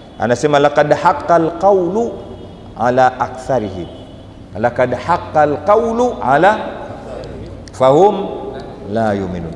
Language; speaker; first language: Swahili; native; Swahili